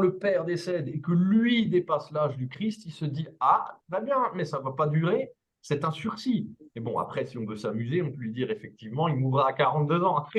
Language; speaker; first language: French; native; French